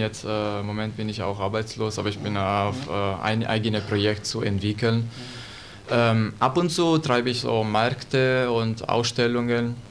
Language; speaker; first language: German; non-native, learner; Italian